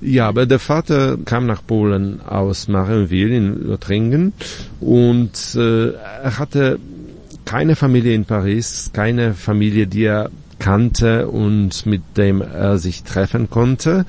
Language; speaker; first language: German; non-native, fluent; Polish